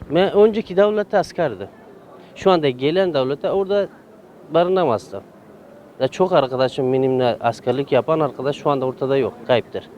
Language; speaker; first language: Turkish; non-native, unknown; Persian